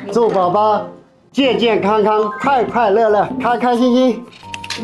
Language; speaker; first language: Chinese; non-native, fluent; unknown